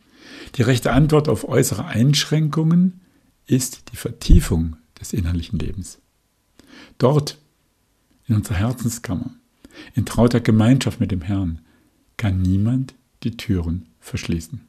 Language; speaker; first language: German; native; German